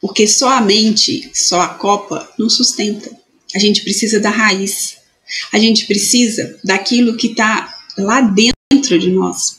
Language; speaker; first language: Portuguese; native; Portuguese